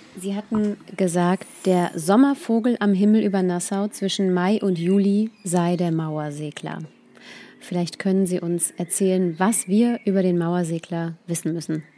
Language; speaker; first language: German; native; German